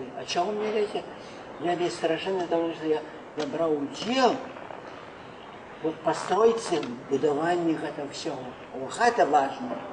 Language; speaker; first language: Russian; non-native, local second language; Belarusian